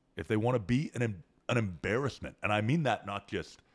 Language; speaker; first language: English; native; English